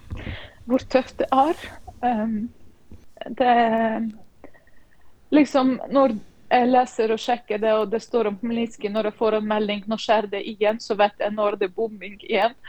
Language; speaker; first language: Norwegian; non-native, fluent; Ukrainian